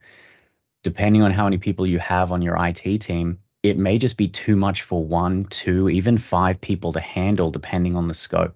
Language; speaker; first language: English; native; English